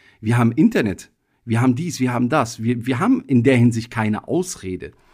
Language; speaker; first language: German; early bilingual, other home language; Italian